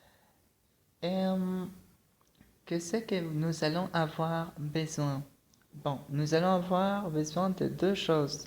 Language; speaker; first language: French; non-native, fluent; Spanish